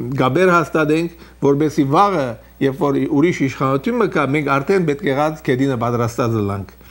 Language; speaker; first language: Armenian; early bilingual, heritage; Armenian